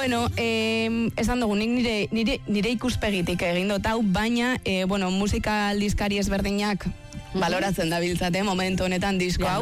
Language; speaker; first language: Basque; native; Basque